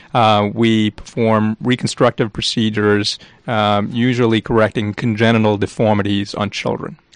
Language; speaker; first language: English; early bilingual, other home language; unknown